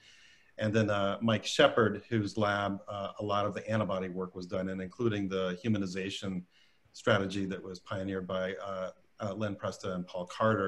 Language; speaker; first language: English; native; English